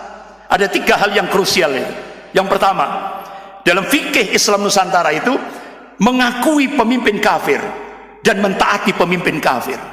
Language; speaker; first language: Indonesian; non-native, local second language; Javanese